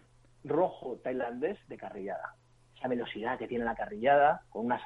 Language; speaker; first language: Spanish; native; Spanish